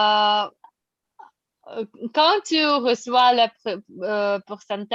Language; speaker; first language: French; non-native, learner; English